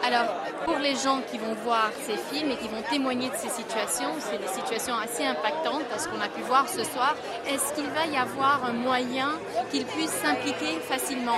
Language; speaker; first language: French; native; French